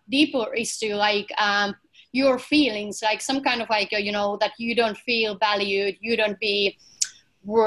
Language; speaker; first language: English; non-native, fluent; Finnish